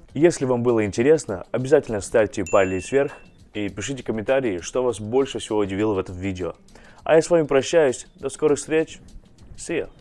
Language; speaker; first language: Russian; non-native, fluent; English